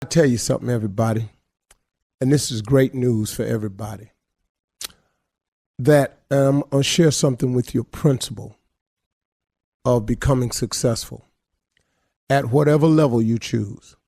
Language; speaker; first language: English; native; English